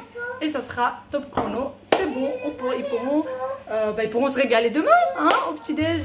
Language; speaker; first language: French; native; French